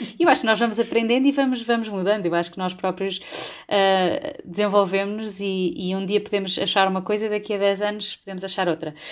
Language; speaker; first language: Portuguese; native; Portuguese